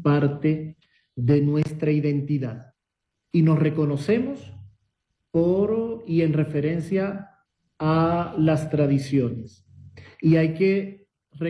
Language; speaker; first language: Spanish; native; Spanish